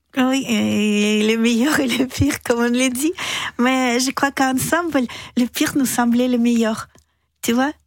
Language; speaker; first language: French; non-native, fluent; Russian